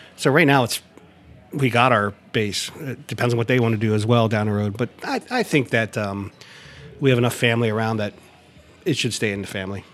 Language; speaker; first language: English; native; English